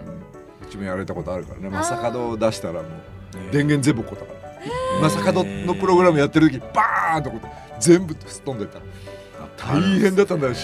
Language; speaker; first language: Japanese; native; Japanese